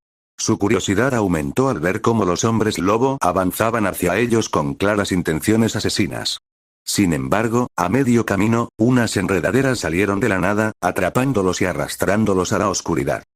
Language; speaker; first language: Spanish; native; Spanish